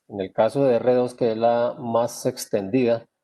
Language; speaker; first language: Spanish; native; Spanish